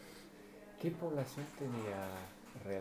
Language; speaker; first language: Spanish; non-native, fluent; English